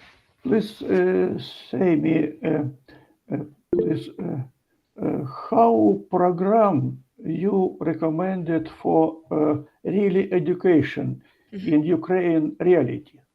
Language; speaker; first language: English; non-native, learner; Ukrainian